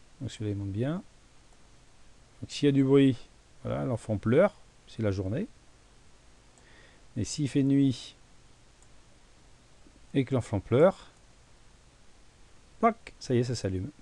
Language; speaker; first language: French; native; French